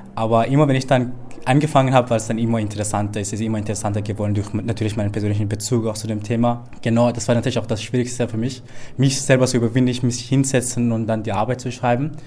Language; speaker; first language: German; early bilingual, other home language; Persian